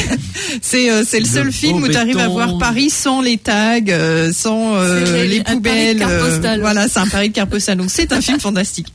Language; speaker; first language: French; native; French